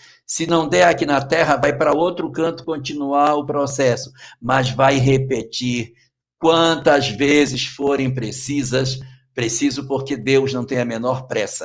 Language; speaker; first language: Portuguese; native; Portuguese